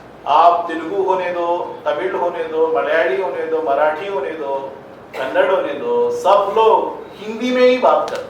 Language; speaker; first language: Hindi; non-native, local second language; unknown